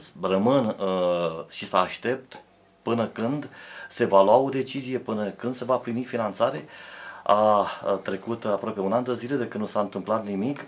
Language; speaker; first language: Romanian; native; Romanian